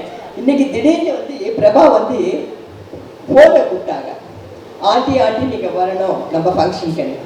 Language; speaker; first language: Tamil; non-native, local second language; Telugu